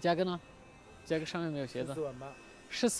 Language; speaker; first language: Chinese; non-native, learner; Tajik